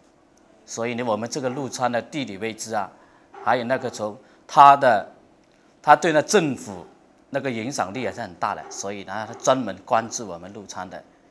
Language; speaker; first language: Chinese; native; Chinese